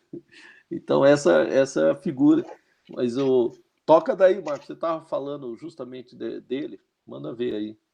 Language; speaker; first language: Portuguese; native; Portuguese